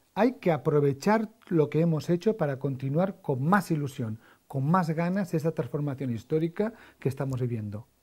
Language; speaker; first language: Spanish; non-native, local second language; Catalan